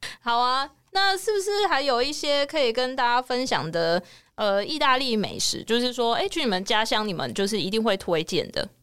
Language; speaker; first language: Chinese; native; Chinese